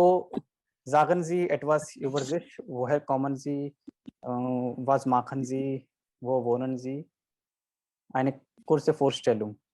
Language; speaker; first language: German; non-native, fluent; Hindi